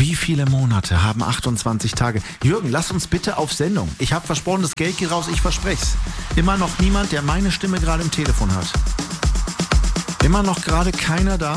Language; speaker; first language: German; native; German